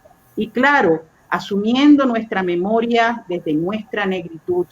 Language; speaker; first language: Spanish; native; Spanish